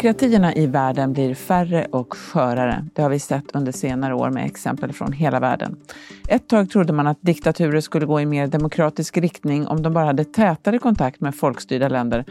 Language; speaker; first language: Swedish; native; Swedish